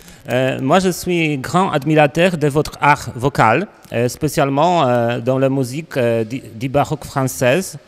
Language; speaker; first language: French; non-native, learner; Polish